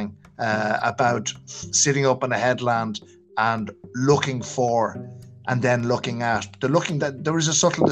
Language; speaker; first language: English; native; English